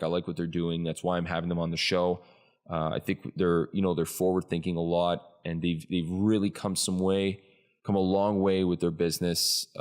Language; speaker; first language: English; native; English